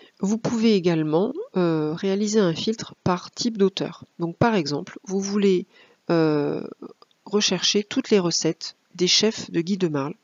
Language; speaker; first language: French; native; French